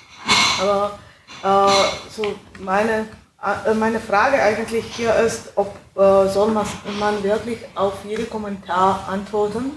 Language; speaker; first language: German; non-native, fluent; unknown